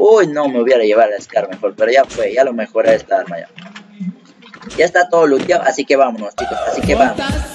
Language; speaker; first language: Spanish; native; Spanish